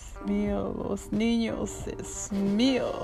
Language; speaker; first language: Spanish; non-native, learner; English